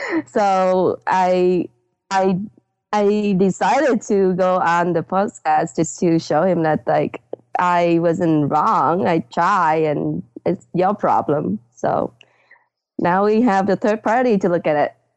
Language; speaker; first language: English; non-native, fluent; Vietnamese